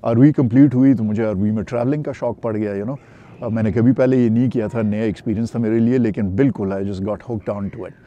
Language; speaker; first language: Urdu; non-native, local second language; Pashto